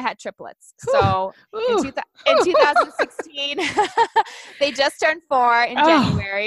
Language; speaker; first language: English; non-native, fluent; Portuguese